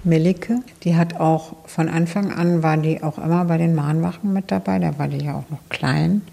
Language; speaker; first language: German; native; German